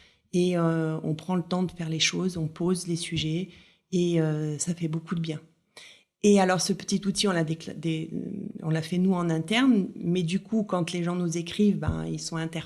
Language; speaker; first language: French; native; French